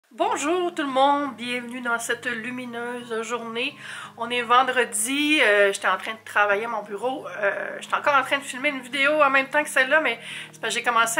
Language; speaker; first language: French; native; French